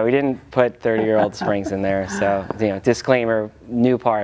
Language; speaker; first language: English; native; English